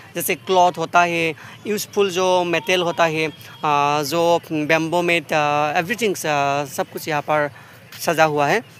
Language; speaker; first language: Hindi; non-native, local second language; Assamese